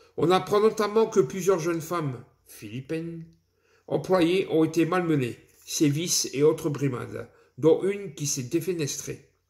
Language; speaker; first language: French; native; French